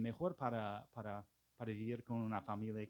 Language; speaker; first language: Spanish; non-native, fluent; English